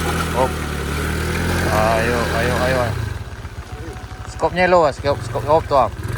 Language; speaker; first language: Indonesian; non-native, local second language; Minangkabau